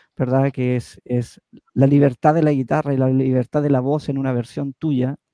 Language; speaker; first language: Spanish; native; Spanish